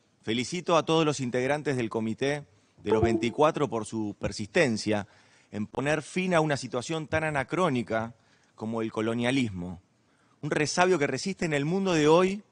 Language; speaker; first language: Spanish; native; Spanish